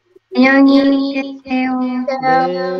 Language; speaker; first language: Korean; non-native, learner; Indonesian